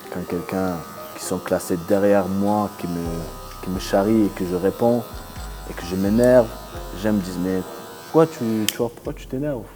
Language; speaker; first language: French; early bilingual, other home language; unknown